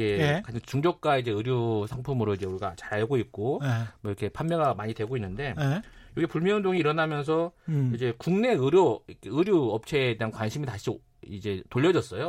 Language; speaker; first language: Korean; native; Korean